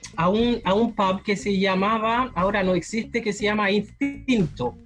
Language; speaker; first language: Spanish; non-native, fluent; Haitian Creole